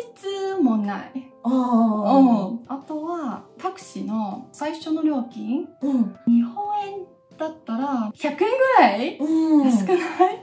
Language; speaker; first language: Japanese; non-native, fluent; Chinese